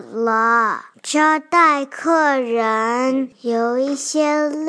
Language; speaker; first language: Chinese; early bilingual, heritage; Chinese